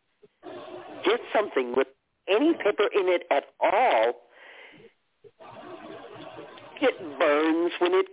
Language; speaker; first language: English; native; English